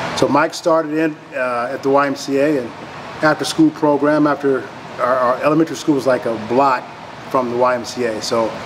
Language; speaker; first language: English; native; English